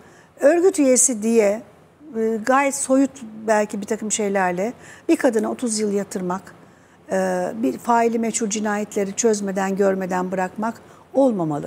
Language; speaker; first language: Turkish; native; Turkish